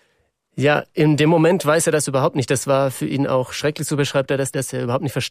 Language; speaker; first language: German; native; German